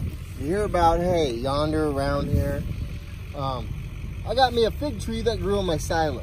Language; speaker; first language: English; native; English